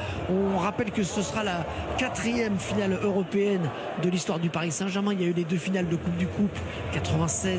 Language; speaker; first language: French; native; French